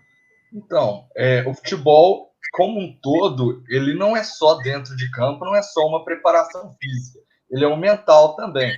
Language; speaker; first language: Portuguese; native; Portuguese